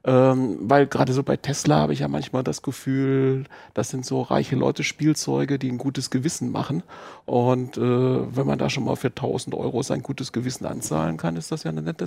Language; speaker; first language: German; native; German